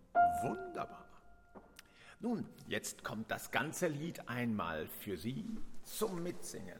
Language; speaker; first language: German; native; German